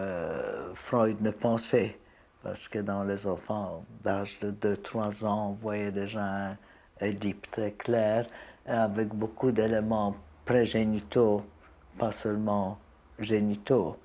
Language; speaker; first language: French; non-native, fluent; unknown